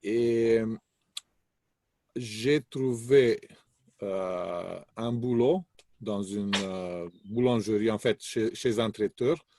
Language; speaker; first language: French; non-native, fluent; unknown